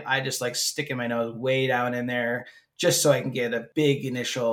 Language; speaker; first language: English; native; English